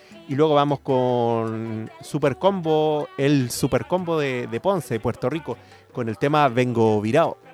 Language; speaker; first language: Spanish; native; Spanish